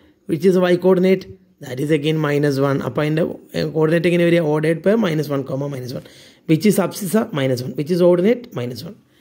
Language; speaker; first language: English; non-native, local second language; Malayalam